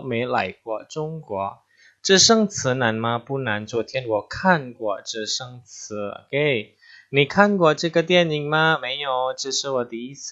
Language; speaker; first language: Chinese; non-native, fluent; Indonesian